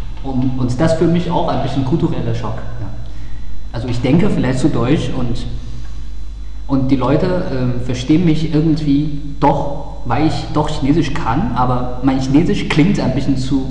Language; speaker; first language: German; non-native, fluent; Chinese